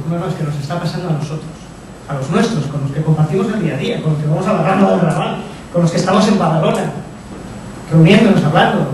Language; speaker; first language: Spanish; native; Spanish